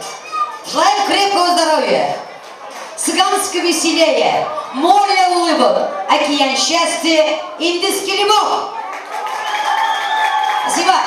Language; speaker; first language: Russian; non-native, learner; Turkmen